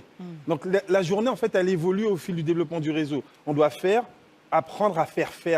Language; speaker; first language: French; native; French